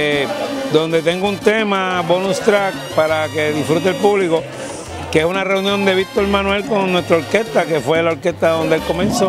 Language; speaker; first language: Spanish; native; Spanish